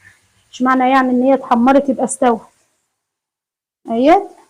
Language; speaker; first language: Arabic; native; Arabic